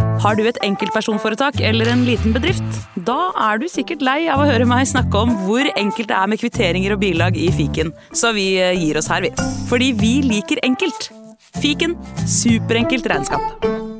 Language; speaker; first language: Norwegian; native; Norwegian